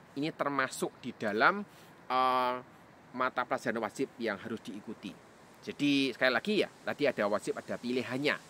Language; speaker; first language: Indonesian; native; Indonesian